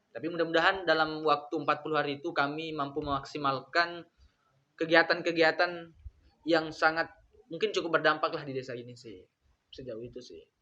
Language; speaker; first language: Indonesian; non-native, local second language; Buginese